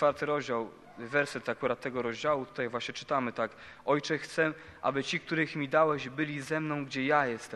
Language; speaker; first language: Polish; native; Polish